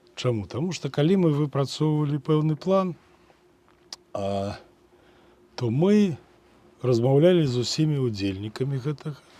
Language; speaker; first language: Belarusian; native; Belarusian